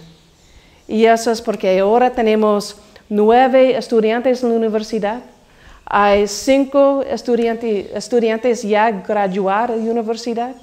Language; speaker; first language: Spanish; non-native, learner; English